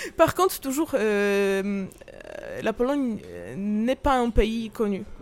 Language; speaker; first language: French; non-native, fluent; Polish